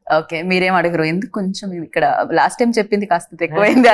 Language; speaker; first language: Telugu; native; Telugu